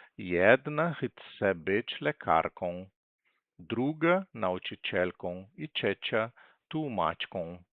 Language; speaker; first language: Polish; non-native, fluent; Portuguese